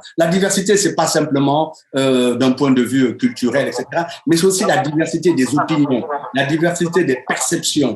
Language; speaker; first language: French; native; French